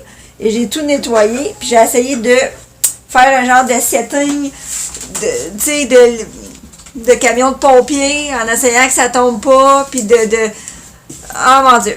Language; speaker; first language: French; native; French